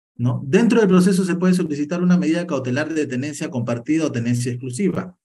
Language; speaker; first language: Spanish; native; Spanish